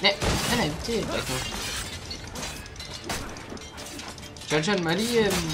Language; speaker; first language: Danish; native; Danish